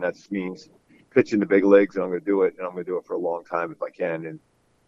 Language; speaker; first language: English; native; English